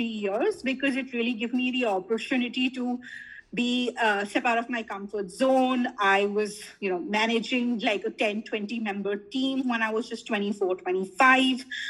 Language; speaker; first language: English; non-native, local second language; Hindi